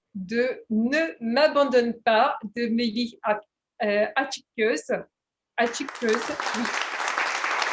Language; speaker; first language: French; native; French